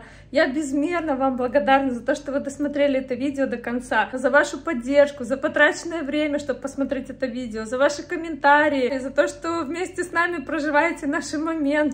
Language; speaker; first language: Russian; native; Russian